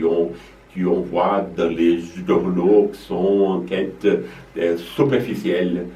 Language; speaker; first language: French; non-native, fluent; Portuguese